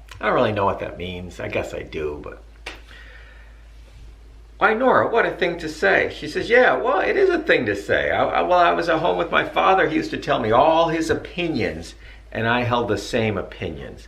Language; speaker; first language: English; native; English